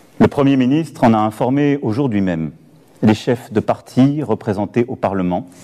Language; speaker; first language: French; native; French